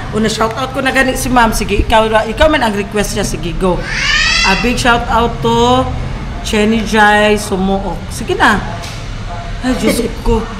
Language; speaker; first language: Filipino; non-native, local second language; Cebuano